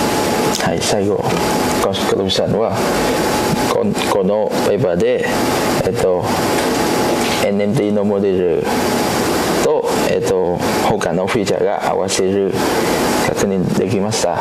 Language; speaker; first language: Japanese; non-native, learner; Cantonese